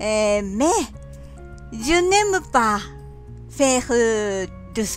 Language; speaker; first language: French; non-native, learner; Japanese